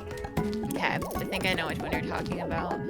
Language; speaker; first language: English; native; English